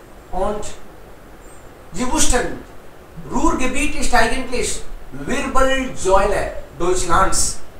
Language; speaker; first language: German; non-native, fluent; Hindi